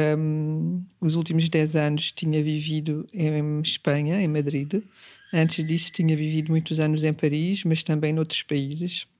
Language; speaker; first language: Portuguese; early bilingual, heritage; Portuguese